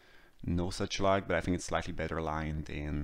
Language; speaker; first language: English; non-native, fluent; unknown